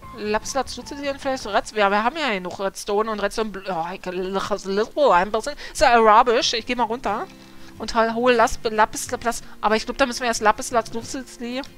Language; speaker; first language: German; early bilingual, other home language; Polish